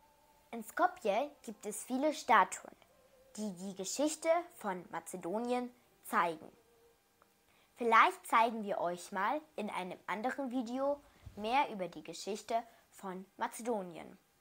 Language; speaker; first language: German; early bilingual, other home language; Macedonian